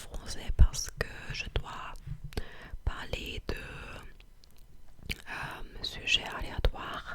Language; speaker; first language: French; non-native, fluent; English